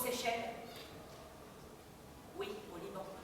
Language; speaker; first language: French; native; French